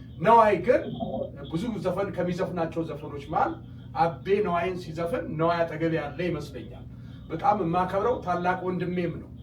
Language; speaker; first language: Amharic; native; Amharic